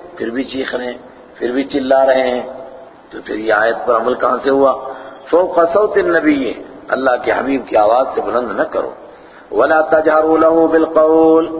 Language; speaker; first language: Urdu; non-native, local second language; Punjabi